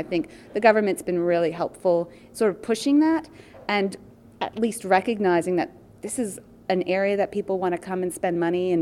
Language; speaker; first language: English; native; English